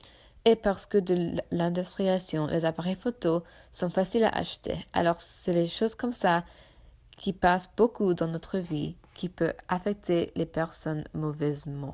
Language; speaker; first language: French; non-native, learner; English